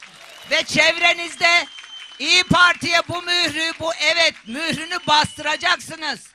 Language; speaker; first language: Turkish; native; Turkish